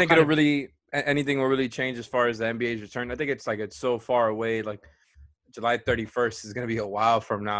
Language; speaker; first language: English; native; English